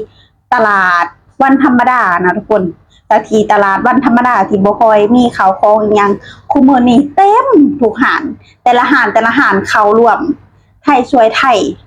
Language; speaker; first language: Thai; non-native, local second language; Lao